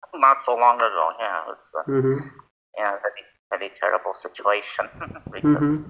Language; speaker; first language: English; native; English